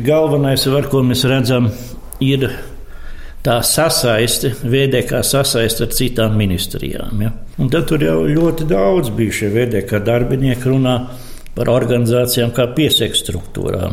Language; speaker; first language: Latvian; native; Latvian